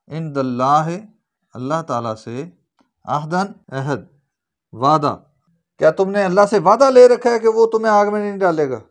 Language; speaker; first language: Urdu; native; Urdu